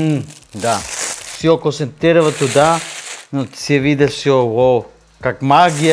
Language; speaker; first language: Russian; non-native, learner; Spanish